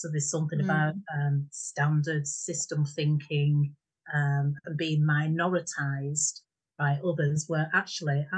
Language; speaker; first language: English; native; English